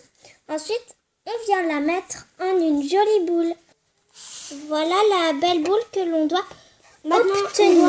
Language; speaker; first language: French; native; French